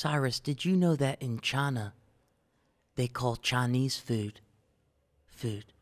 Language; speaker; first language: English; native; English